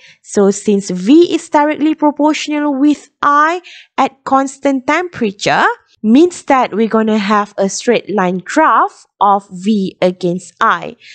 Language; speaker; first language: English; non-native, local second language; Malay